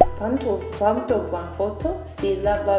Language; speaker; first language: French; non-native, learner; Chinese